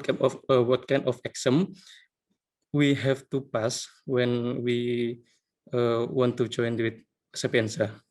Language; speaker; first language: English; non-native, learner; Indonesian